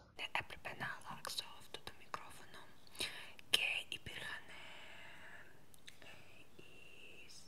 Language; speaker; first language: Greek; non-native, learner; Ukrainian